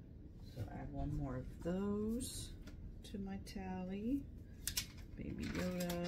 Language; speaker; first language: English; native; English